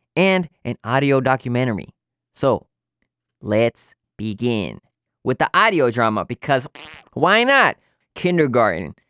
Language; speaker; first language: English; early bilingual, other home language; Spanish